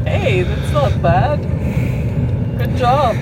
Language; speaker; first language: English; non-native, fluent; French